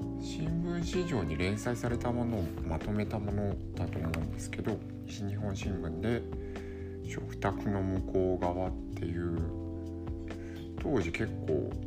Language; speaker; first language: Japanese; native; Japanese